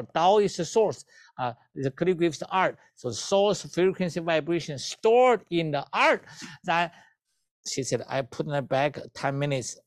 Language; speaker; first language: English; non-native, learner; Chinese